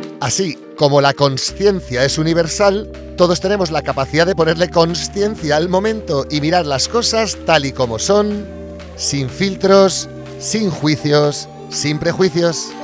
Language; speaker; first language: Spanish; native; Spanish